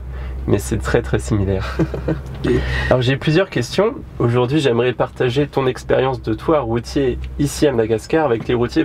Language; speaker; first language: French; native; French